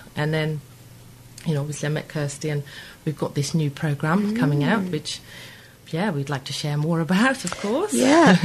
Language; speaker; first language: English; non-native, fluent; Swedish